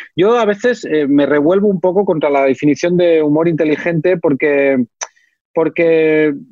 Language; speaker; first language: Spanish; native; Spanish